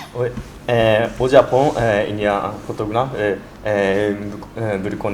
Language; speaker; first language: French; non-native, learner; Japanese